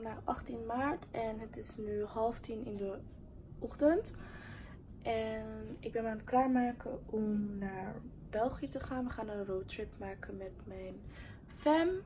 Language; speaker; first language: Dutch; early bilingual, other home language; Persian